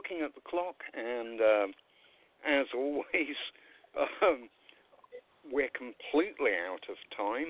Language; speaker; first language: English; native; English